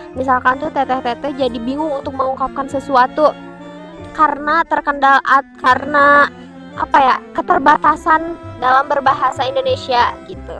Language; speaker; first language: Indonesian; native; Indonesian